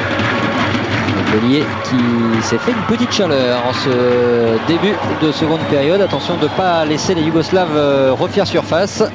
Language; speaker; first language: French; native; French